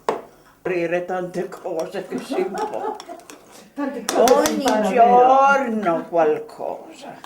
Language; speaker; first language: Italian; non-native, local second language; Slovenian